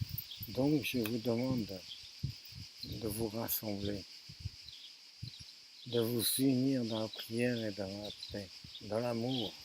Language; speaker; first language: French; native; French